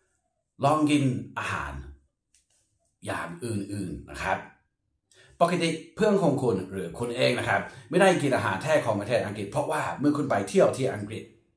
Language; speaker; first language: Thai; non-native, fluent; English